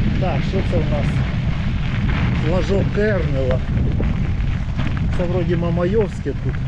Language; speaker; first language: Ukrainian; native; Ukrainian